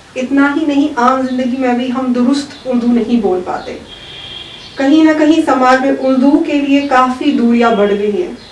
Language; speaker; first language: Urdu; non-native, local second language; Kashmiri